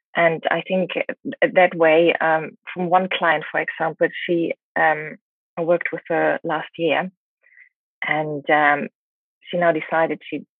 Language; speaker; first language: English; non-native, fluent; German